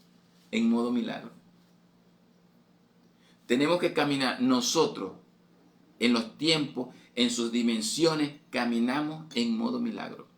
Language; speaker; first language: Spanish; native; Spanish